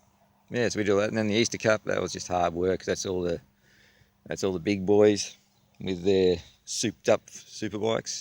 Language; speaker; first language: English; native; English